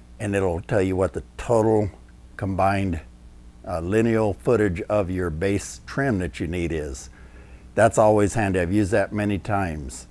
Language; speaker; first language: English; native; English